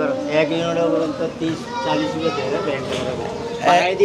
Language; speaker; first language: Hindi; early bilingual, other home language; Bangla